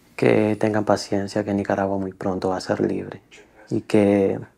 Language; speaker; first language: Spanish; native; Spanish